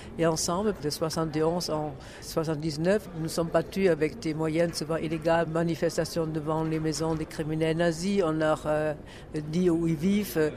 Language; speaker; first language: French; non-native, fluent; German